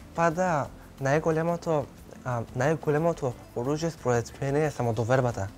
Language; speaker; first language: Macedonian; non-native, local second language; Turkish